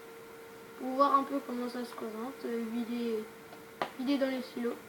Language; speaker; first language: French; native; French